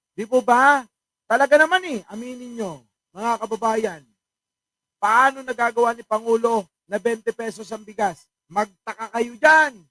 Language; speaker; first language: Filipino; non-native, local second language; Iloko